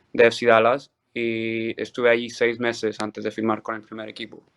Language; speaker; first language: Spanish; early bilingual, other home language; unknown